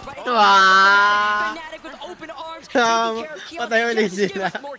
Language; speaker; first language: Japanese; non-native, learner; Filipino